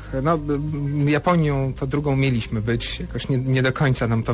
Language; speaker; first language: Polish; native; Polish